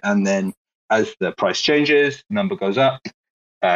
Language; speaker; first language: English; native; English